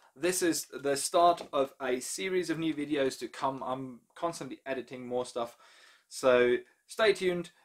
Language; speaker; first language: English; non-native, fluent; German